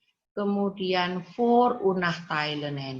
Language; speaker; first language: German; non-native, fluent; Indonesian